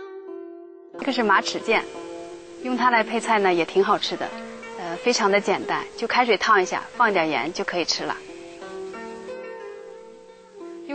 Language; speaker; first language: Chinese; native; Chinese